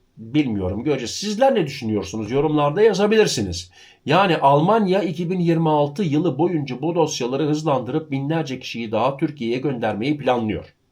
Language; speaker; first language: Turkish; early bilingual, heritage; Turkish